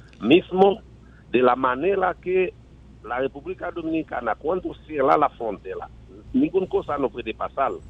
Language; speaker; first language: Spanish; non-native, learner; Haitian Creole